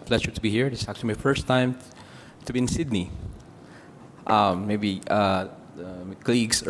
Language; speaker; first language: English; non-native, local second language; Filipino